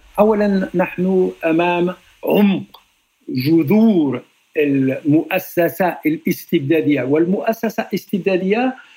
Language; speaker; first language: Arabic; non-native, fluent; French